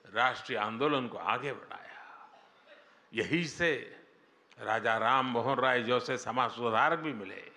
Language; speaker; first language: Hindi; non-native, local second language; Gujarati